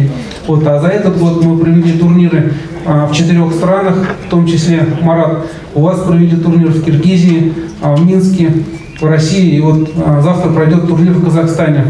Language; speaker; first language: Russian; native; Russian